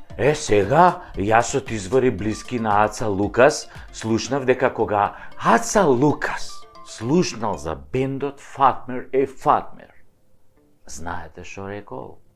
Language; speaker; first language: Macedonian; native; Macedonian